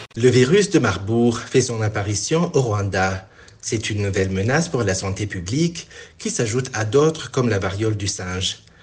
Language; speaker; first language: French; non-native, local second language; Rundi